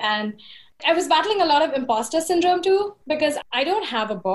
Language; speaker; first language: English; non-native, local second language; Hindi